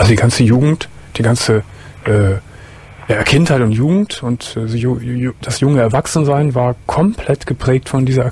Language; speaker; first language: German; native; German